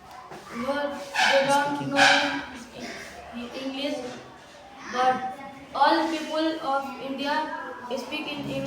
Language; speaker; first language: English; non-native, learner; Hindi